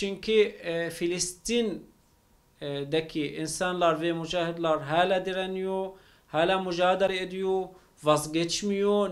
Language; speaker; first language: Turkish; non-native, fluent; Arabic